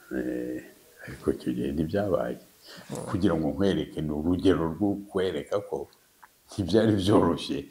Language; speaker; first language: Kinyarwanda; early bilingual, heritage; Kinyarwanda